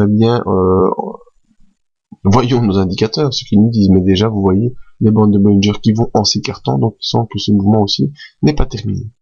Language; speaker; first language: French; native; French